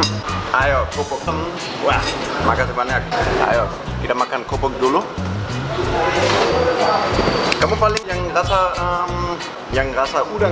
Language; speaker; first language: Indonesian; non-native, fluent; German